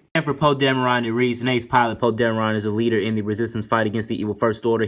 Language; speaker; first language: English; native; English